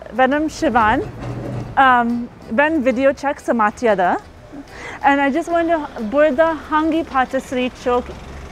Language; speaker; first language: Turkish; non-native, learner; English